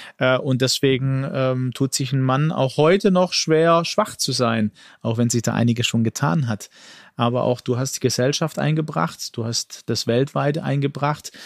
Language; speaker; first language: German; early bilingual, other home language; Greek